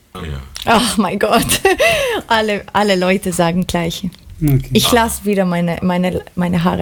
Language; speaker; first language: German; non-native, learner; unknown